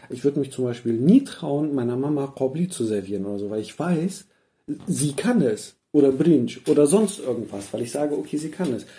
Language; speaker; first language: German; early bilingual, other home language; Persian